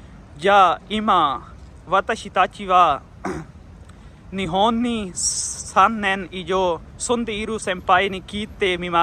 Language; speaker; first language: Japanese; non-native, learner; Urdu